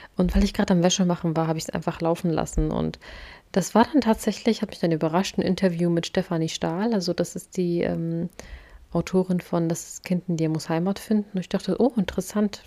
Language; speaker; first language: German; early bilingual, other home language; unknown